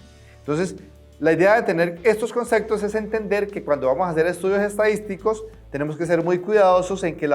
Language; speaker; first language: Spanish; native; Spanish